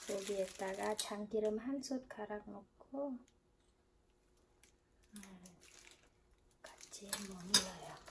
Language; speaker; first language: Korean; non-native, fluent; Khmer